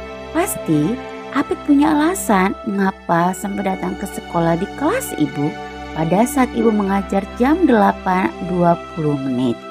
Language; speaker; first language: Indonesian; native; Indonesian